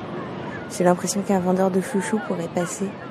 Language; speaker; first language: French; native; French